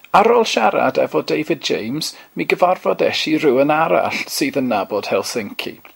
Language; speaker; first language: Welsh; native; Welsh